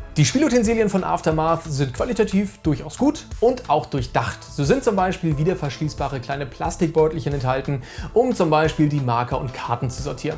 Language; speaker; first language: German; native; German